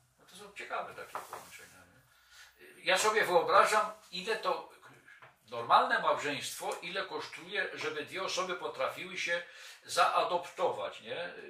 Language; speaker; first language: Polish; native; Polish